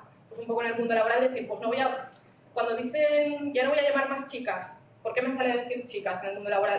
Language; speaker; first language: Spanish; native; Spanish